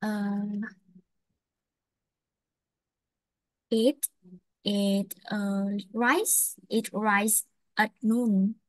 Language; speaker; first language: English; non-native, learner; Vietnamese